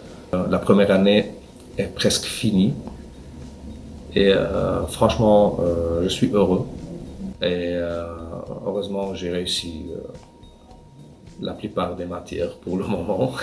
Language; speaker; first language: French; non-native, fluent; Arabic